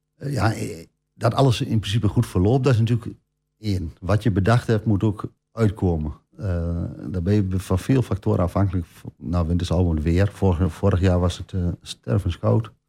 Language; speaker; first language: Dutch; native; Dutch